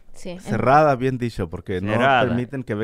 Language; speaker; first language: Spanish; native; Spanish